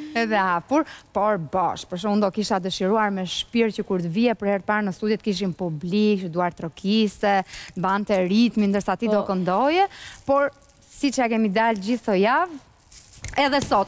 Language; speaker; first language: Albanian; native; Albanian